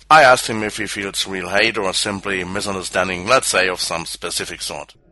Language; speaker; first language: English; non-native, fluent; German